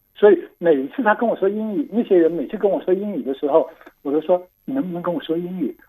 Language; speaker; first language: Chinese; non-native, local second language; Cantonese